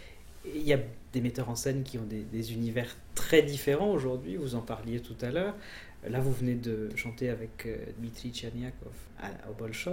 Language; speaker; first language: French; native; French